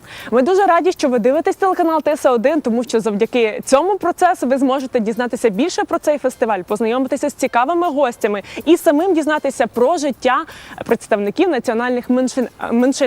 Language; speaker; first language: Ukrainian; native; Ukrainian